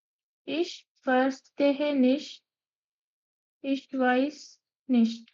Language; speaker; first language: German; non-native, learner; Malayalam